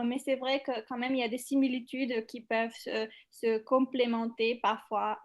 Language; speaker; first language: French; non-native, fluent; Macedonian